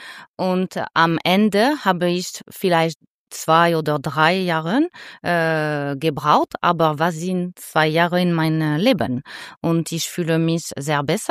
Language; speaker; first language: German; non-native, learner; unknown